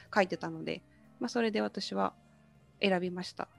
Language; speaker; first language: Japanese; native; Japanese